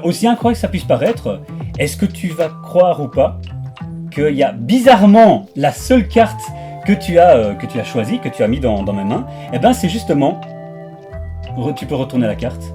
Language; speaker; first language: French; native; French